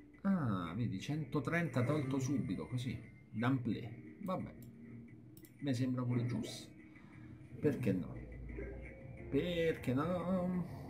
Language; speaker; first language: Italian; native; Italian